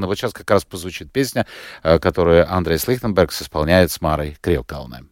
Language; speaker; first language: Russian; native; Russian